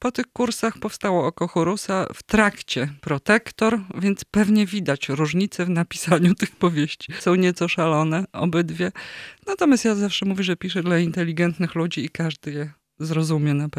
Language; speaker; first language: Polish; native; Polish